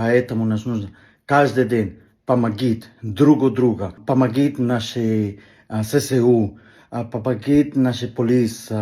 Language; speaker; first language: Russian; non-native, learner; Spanish